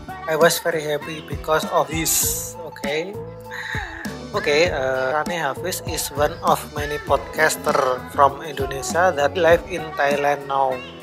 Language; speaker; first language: English; non-native, learner; Indonesian